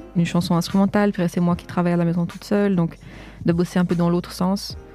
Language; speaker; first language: French; early bilingual, other home language; Portuguese